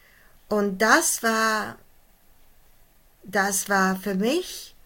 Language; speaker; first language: German; non-native, fluent; Polish